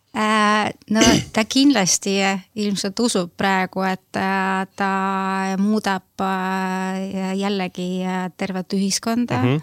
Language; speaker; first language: Estonian; non-native, local second language; Russian